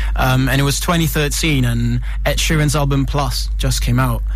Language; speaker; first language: English; non-native, fluent; Italian